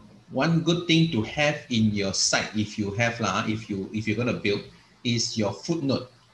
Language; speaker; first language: English; non-native, local second language; Malay